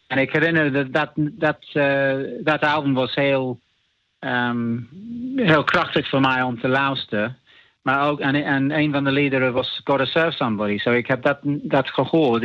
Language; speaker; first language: Dutch; non-native, learner; English